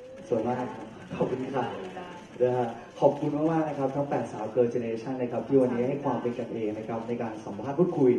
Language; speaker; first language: Thai; native; Thai